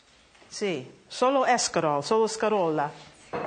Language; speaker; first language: Italian; non-native, learner; English